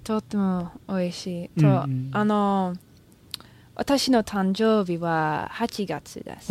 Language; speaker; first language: Japanese; non-native, learner; English